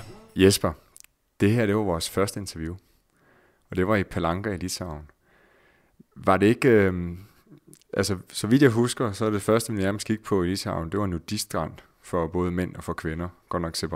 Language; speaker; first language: Danish; native; Danish